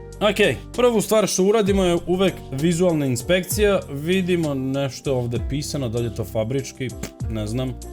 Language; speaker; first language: Croatian; early bilingual, heritage; Serbian